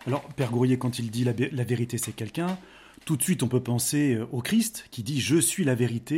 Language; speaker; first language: French; native; French